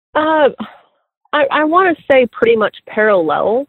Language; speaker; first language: English; native; English